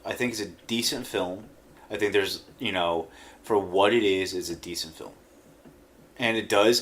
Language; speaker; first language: English; native; English